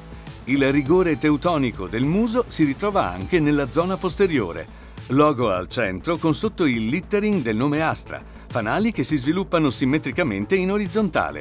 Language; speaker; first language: Italian; native; Italian